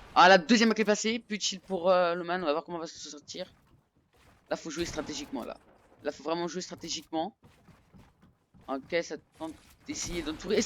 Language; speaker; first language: French; native; French